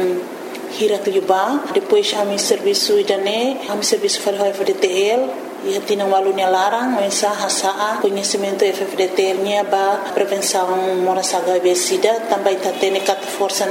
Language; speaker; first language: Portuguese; non-native, learner; Tetum